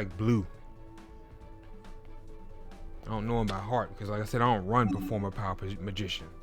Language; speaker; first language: English; native; English